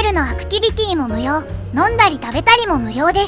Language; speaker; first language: Japanese; native; Japanese